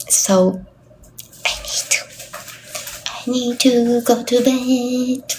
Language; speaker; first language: English; non-native, learner; Japanese